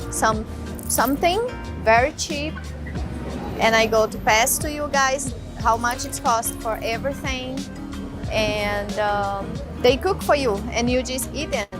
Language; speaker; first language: English; non-native, learner; Portuguese